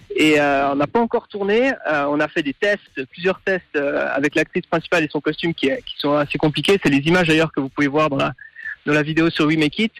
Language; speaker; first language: French; native; French